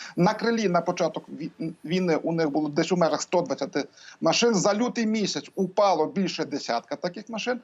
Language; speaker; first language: Ukrainian; native; Ukrainian